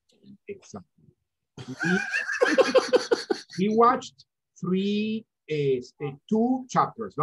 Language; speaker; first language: English; non-native, fluent; Spanish